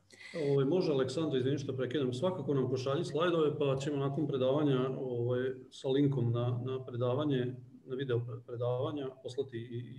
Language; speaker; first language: Serbian; native; Serbian